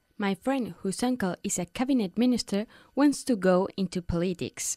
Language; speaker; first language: English; non-native, fluent; Spanish